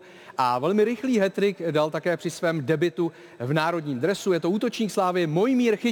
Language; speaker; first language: Czech; native; Czech